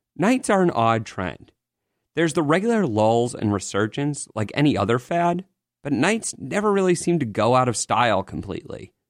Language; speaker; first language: English; native; English